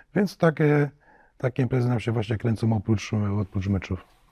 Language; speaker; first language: Polish; native; Polish